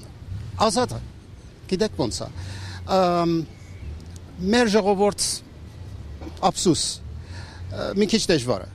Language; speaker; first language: Armenian; non-native, fluent; Persian